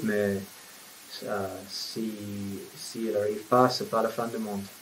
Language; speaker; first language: French; non-native, fluent; English